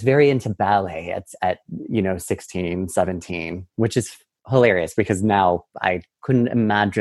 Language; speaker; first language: English; native; English